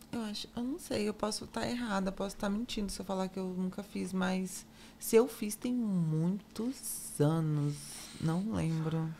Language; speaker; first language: Portuguese; native; Portuguese